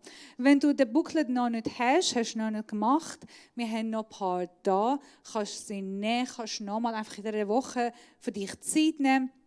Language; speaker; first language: German; non-native, fluent; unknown